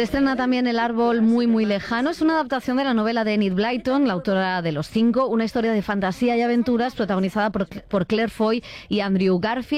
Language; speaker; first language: Spanish; native; Spanish